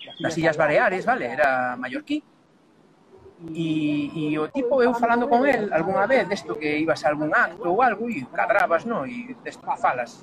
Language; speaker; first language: Galician; non-native, local second language; Spanish